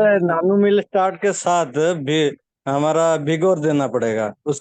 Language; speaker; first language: Hindi; non-native, local second language; Odia